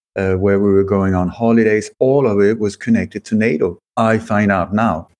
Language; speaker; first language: English; early bilingual, other home language; Swedish